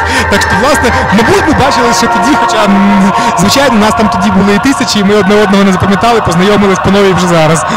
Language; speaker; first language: Ukrainian; native; Ukrainian